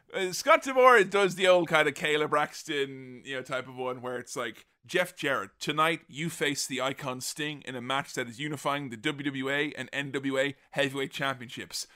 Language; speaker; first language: English; native; English